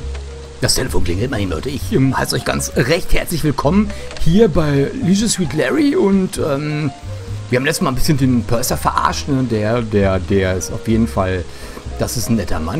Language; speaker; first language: German; native; German